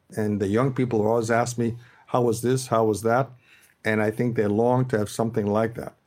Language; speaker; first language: English; native; English